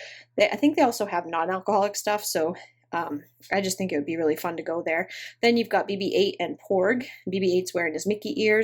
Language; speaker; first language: English; native; English